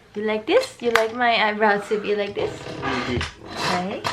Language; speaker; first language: English; non-native, fluent; Thai